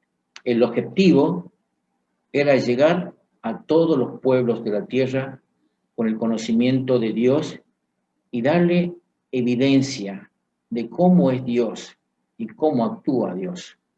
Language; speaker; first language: Spanish; native; Spanish